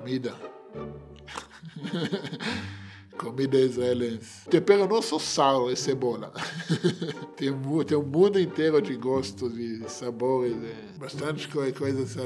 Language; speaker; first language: Portuguese; non-native, fluent; Hebrew